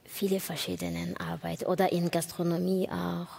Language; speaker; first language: German; non-native, learner; Kinyarwanda